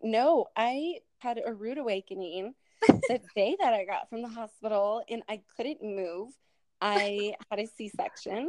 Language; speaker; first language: English; early bilingual, other home language; Spanish